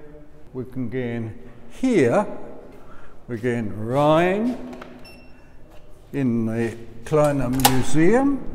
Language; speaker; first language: German; non-native, fluent; English